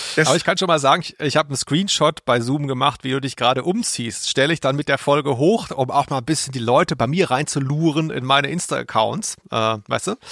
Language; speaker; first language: German; native; German